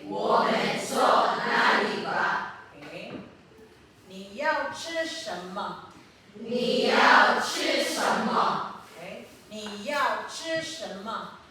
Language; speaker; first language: Chinese; non-native, fluent; Filipino